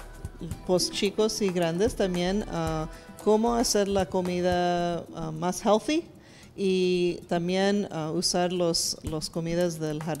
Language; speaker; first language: Spanish; early bilingual, heritage; English